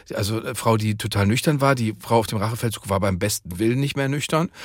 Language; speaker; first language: German; native; German